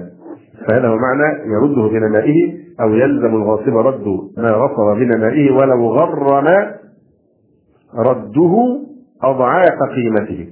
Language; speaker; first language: Arabic; native; Arabic